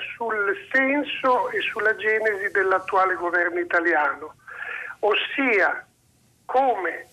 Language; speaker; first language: Italian; native; Italian